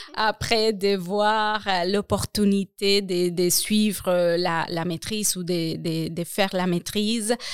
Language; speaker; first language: French; non-native, fluent; Spanish